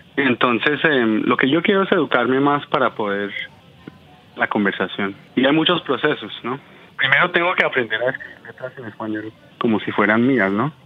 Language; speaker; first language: Spanish; early bilingual, heritage; Spanish